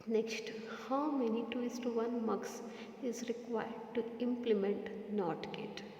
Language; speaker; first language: English; non-native, local second language; Kannada